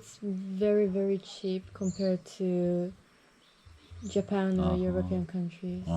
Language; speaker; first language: English; non-native, fluent; Japanese